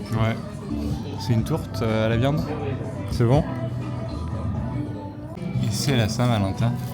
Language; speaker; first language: French; native; French